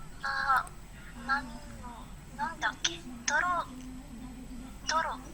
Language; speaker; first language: Japanese; non-native, learner; Indonesian